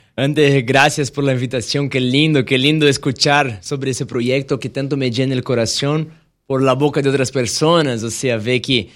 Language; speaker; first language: Spanish; non-native, fluent; Portuguese